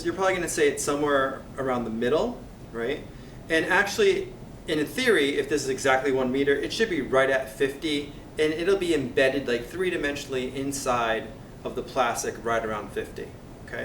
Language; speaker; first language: English; native; English